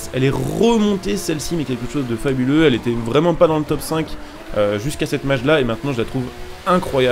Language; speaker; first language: French; native; French